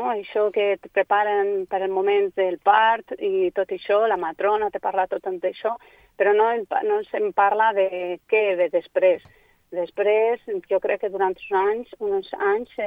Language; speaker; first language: Catalan; non-native, local second language; Spanish